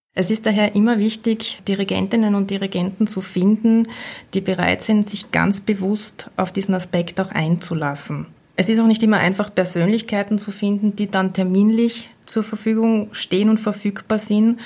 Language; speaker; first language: German; native; German